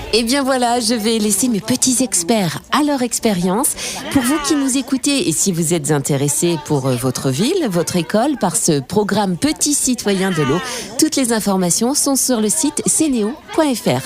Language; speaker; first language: French; native; French